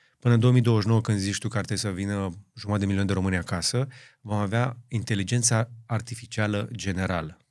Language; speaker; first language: Romanian; native; Romanian